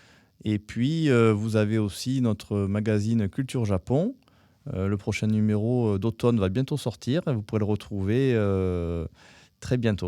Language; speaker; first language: French; native; French